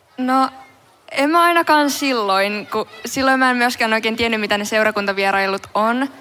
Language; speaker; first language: Finnish; early bilingual, heritage; Finnish